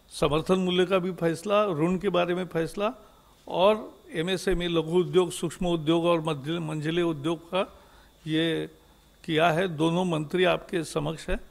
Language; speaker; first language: Hindi; non-native, local second language; Marathi